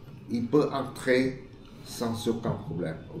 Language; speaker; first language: French; non-native, fluent; Vietnamese